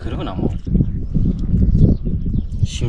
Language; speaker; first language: Korean; non-native, learner; Mongolian